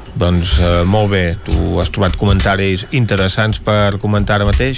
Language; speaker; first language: Catalan; native; Catalan